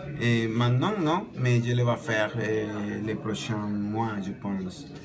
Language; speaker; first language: French; non-native, learner; Spanish